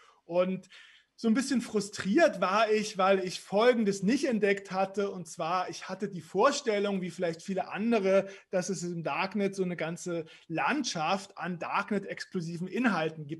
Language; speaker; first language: German; native; German